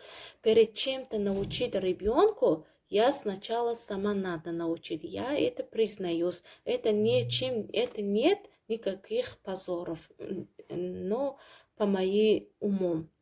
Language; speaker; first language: Russian; non-native, learner; Tajik